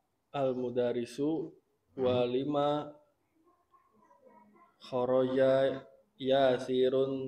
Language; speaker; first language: Arabic; non-native, learner; Indonesian